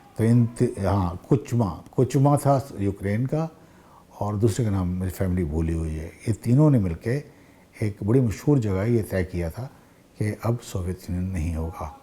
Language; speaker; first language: Urdu; native; Urdu